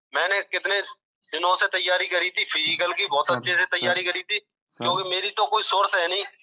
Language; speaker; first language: Hindi; native; Hindi